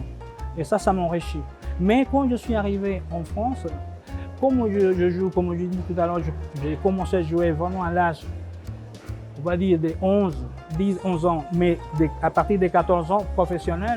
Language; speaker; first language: French; non-native, fluent; Spanish